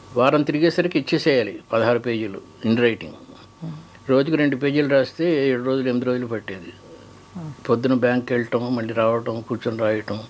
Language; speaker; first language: Telugu; native; Telugu